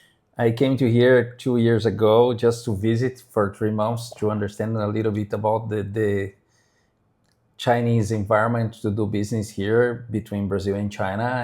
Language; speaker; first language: English; non-native, fluent; Portuguese